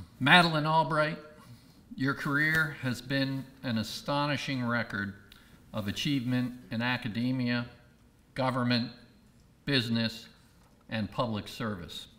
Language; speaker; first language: English; native; English